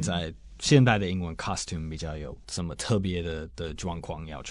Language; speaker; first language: Chinese; non-native, fluent; English